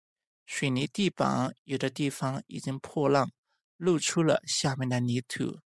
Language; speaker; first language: Chinese; native; Chinese